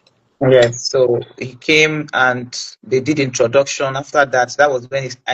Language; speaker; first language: English; non-native, local second language; Igbo